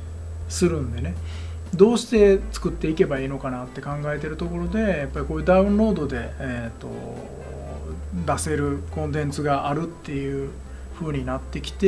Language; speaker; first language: Japanese; native; Japanese